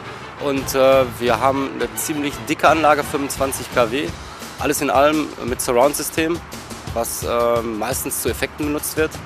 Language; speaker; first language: German; native; German